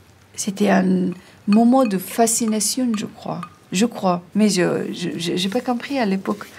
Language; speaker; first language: French; non-native, learner; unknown